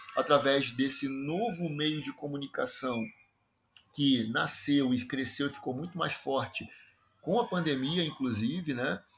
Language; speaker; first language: Portuguese; native; Portuguese